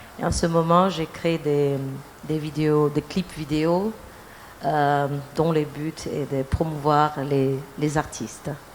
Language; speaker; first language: French; non-native, fluent; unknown